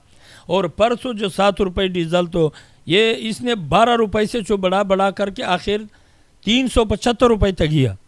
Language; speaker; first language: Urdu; non-native, local second language; Pashto